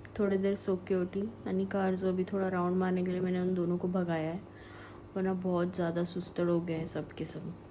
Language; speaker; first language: Hindi; non-native, local second language; Malayalam